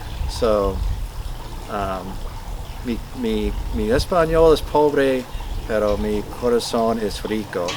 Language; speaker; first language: Spanish; non-native, learner; English